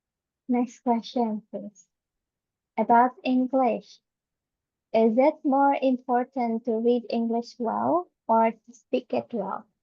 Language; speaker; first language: English; non-native, fluent; Indonesian